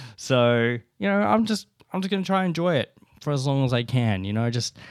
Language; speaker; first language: English; native; English